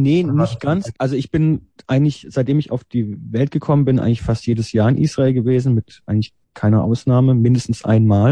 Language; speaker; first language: German; native; German